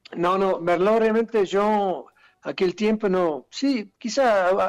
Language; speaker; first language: Spanish; non-native, fluent; German